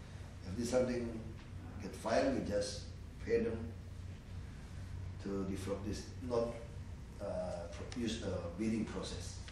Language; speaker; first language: English; non-native, learner; Indonesian